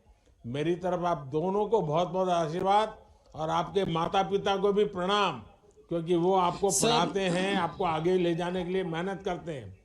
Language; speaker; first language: Hindi; non-native, local second language; Gujarati